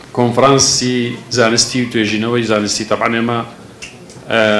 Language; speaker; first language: Central Kurdish; native; Central Kurdish